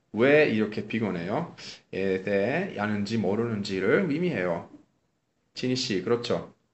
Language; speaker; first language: Korean; non-native, fluent; Italian